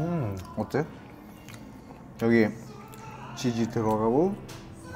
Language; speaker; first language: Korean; non-native, learner; Russian